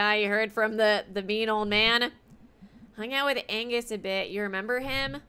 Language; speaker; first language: English; native; English